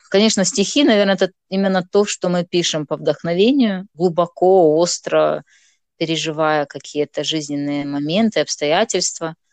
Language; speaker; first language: Russian; non-native, local second language; Gagauz